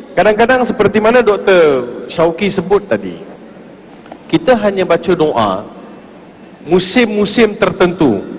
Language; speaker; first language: Malay; non-native, local second language; Tamil